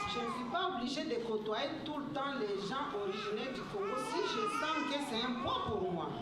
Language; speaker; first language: French; non-native, local second language; Swahili